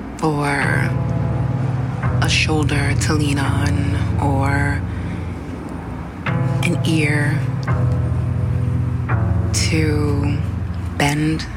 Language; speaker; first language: English; native; English